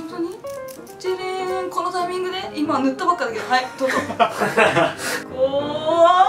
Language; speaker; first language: Japanese; native; Japanese